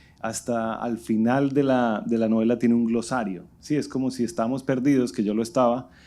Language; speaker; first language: Spanish; native; Spanish